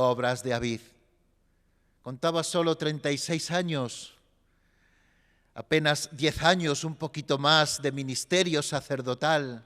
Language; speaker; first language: Spanish; native; Spanish